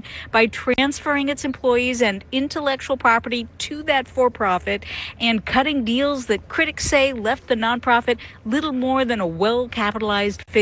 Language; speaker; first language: English; native; English